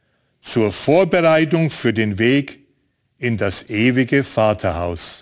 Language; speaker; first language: German; native; German